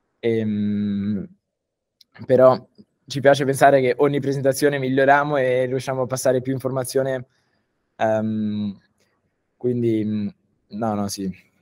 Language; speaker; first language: Italian; early bilingual, heritage; Italian